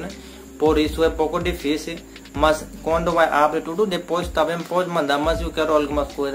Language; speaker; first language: Portuguese; non-native, learner; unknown